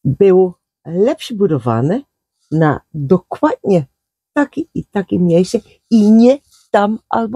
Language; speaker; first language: Polish; non-native, learner; Dutch